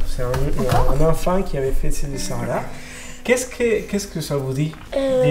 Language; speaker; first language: French; non-native, fluent; Spanish